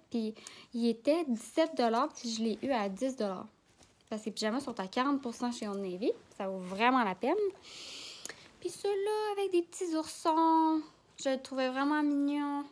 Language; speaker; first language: French; native; French